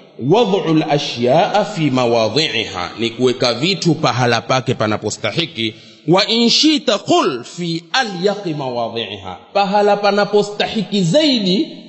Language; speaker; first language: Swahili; native; Swahili